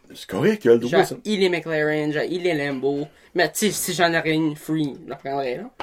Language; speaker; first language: French; native; French